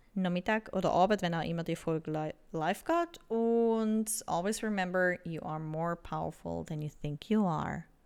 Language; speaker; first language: German; native; German